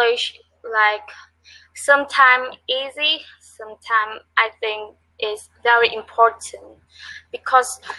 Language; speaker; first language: English; non-native, learner; Vietnamese